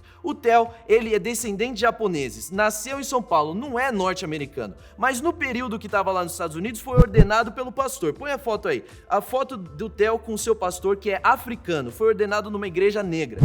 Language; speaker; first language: Portuguese; native; Portuguese